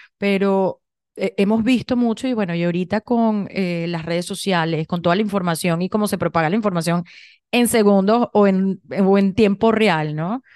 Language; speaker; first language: Spanish; native; Spanish